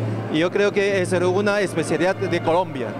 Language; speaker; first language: Spanish; non-native, learner; Chinese